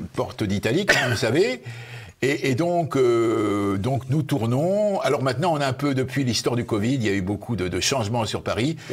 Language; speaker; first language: French; native; French